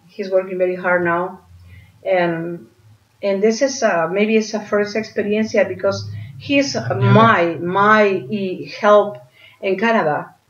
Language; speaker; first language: English; non-native, learner; Spanish